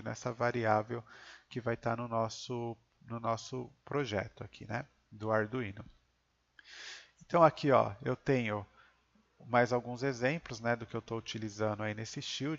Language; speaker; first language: Portuguese; native; Portuguese